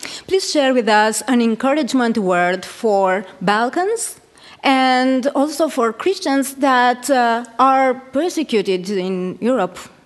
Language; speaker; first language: English; non-native, fluent; Romanian